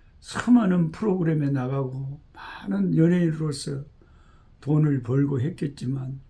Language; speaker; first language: Korean; native; Korean